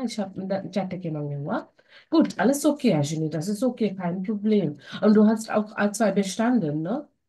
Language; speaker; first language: German; non-native, fluent; Sinhala